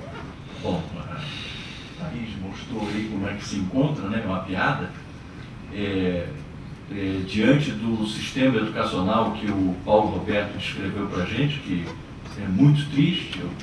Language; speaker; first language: Portuguese; native; Portuguese